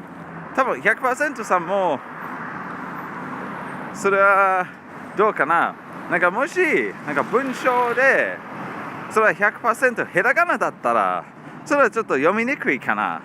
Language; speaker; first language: Japanese; non-native, learner; English